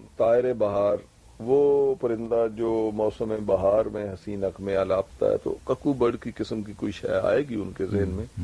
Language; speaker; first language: Urdu; native; Urdu